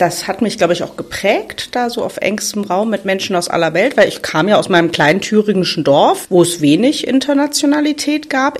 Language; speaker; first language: German; native; German